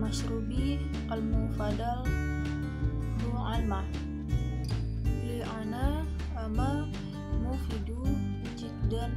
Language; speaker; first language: Arabic; non-native, learner; Indonesian